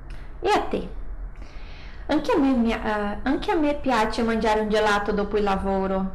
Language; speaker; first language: Italian; non-native, fluent; Portuguese